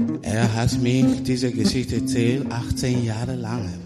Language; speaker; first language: German; non-native, learner; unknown